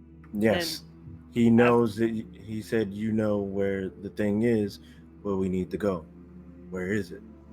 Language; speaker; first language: English; native; English